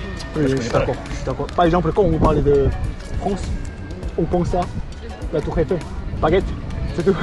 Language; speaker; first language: French; non-native, learner; Korean